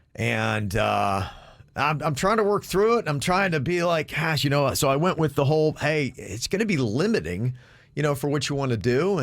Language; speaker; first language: English; native; English